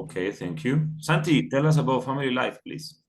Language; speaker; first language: English; non-native, learner; Spanish